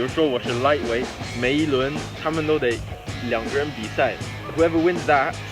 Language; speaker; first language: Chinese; non-native, local second language; English